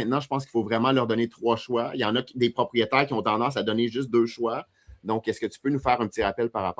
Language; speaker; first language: French; native; French